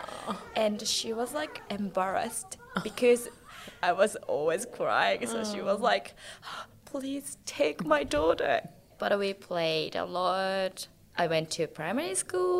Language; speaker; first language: English; non-native, fluent; Japanese